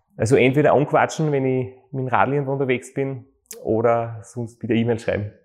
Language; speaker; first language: German; native; German